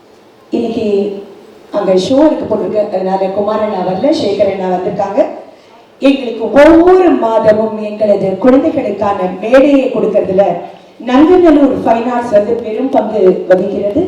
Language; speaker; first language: Tamil; native; Tamil